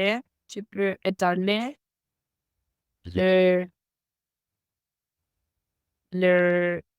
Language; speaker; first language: French; non-native, learner; Spanish